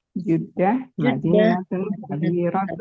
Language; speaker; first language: Arabic; non-native, learner; Indonesian